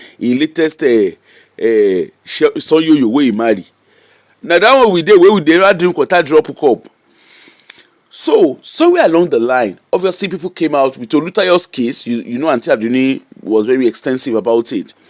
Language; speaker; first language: Nigerian Pidgin; native; Nigerian Pidgin